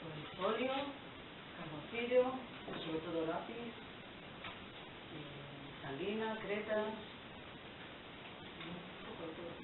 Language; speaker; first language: Spanish; non-native, local second language; Galician